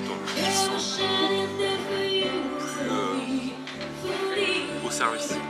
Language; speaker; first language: French; native; French